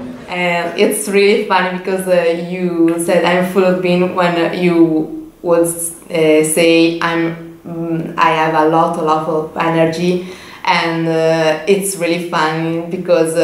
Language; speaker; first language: English; non-native, learner; Italian